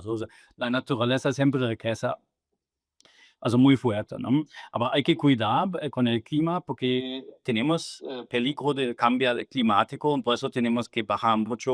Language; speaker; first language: Spanish; non-native, fluent; German